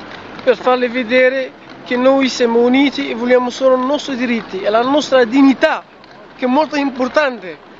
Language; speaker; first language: Italian; non-native, fluent; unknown